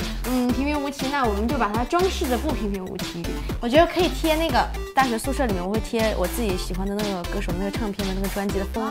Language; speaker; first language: Chinese; native; Chinese